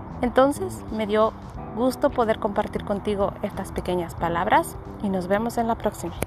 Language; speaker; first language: Spanish; native; Spanish